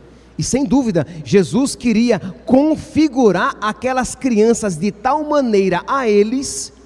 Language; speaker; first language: Portuguese; native; Portuguese